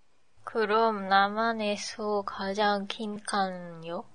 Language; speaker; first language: Korean; non-native, learner; Japanese